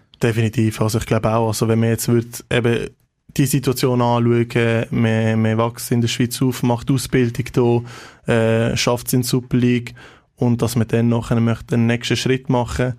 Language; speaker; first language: German; native; German